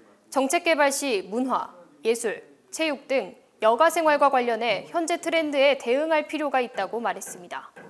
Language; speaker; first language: Korean; native; Korean